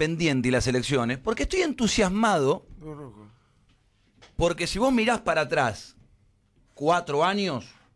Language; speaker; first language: Spanish; native; Spanish